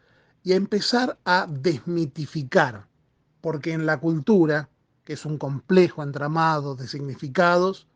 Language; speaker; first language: Spanish; native; Spanish